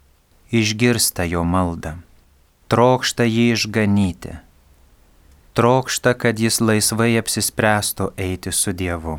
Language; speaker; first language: Lithuanian; native; Lithuanian